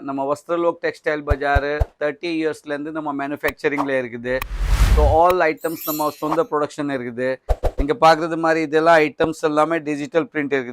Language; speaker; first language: Tamil; non-native, learner; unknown